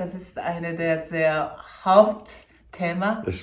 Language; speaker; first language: German; non-native, fluent; Korean